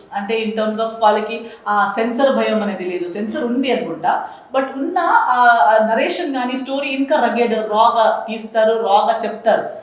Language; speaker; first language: Telugu; non-native, fluent; Konkani